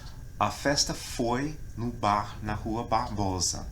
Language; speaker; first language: Portuguese; non-native, fluent; English